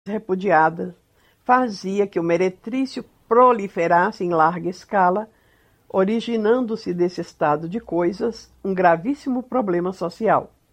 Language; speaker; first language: Portuguese; native; Portuguese